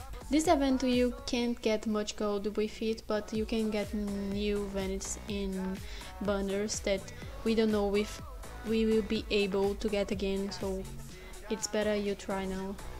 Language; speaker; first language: English; non-native, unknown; Portuguese